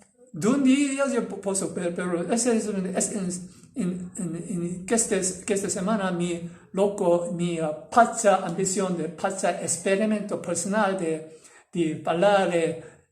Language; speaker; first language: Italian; non-native, learner; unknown